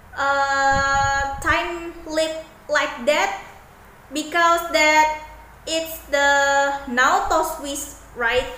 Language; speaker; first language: English; non-native, learner; Indonesian